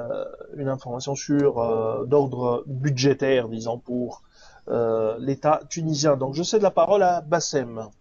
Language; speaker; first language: French; non-native, local second language; Arabic